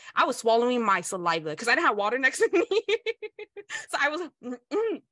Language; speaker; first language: English; early bilingual, other home language; Hmong